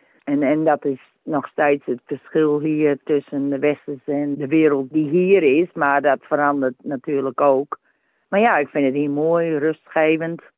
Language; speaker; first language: Dutch; early bilingual, heritage; Dutch